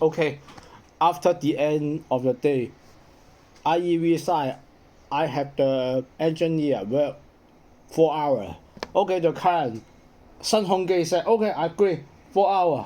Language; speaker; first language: English; non-native, learner; Cantonese